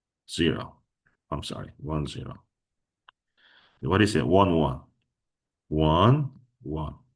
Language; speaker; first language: English; non-native, fluent; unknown